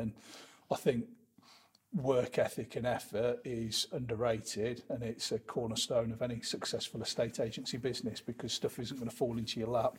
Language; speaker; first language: English; native; English